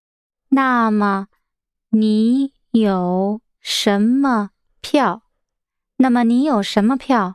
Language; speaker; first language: Chinese; non-native, learner; English